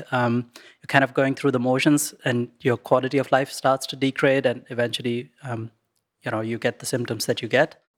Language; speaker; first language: English; non-native, local second language; Urdu